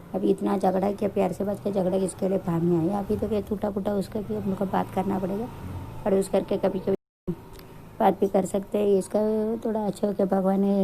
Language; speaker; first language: Hindi; non-native, local second language; Tamil